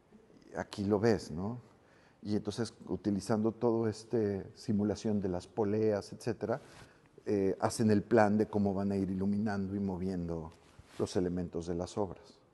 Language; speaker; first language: Spanish; native; Spanish